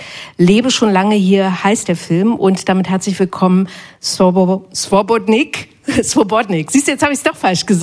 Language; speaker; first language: German; native; German